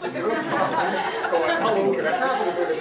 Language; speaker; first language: Dutch; native; Dutch